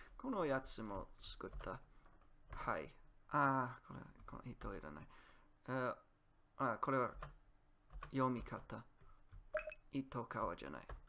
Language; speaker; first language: Japanese; non-native, learner; Polish